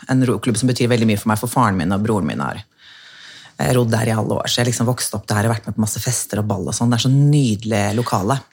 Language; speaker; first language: Norwegian; native; Norwegian